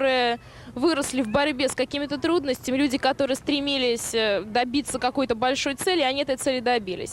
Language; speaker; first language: Russian; native; Russian